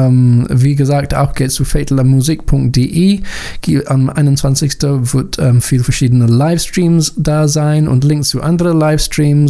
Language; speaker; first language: German; non-native, learner; English